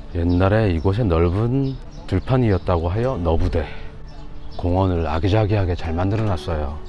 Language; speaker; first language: Korean; native; Korean